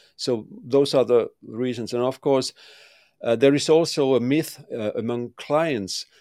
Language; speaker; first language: English; non-native, fluent; Finnish